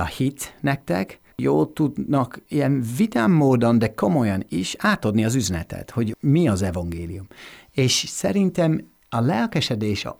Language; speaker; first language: Hungarian; non-native, fluent; English